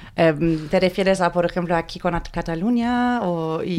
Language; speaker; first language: Spanish; non-native, fluent; German